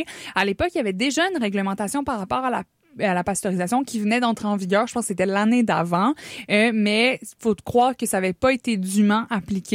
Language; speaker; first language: French; native; French